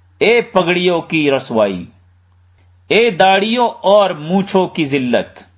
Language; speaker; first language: Urdu; native; Urdu